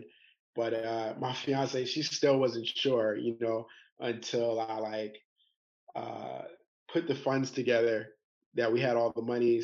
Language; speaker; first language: English; native; English